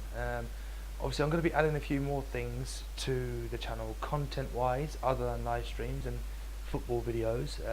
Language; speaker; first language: English; native; English